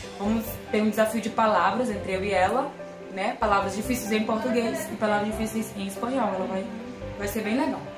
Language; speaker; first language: Portuguese; native; Portuguese